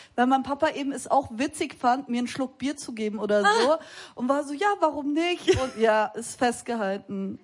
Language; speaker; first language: German; early bilingual, other home language; Turkish